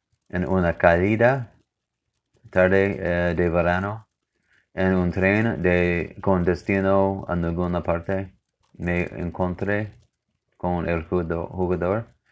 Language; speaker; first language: Spanish; non-native, learner; English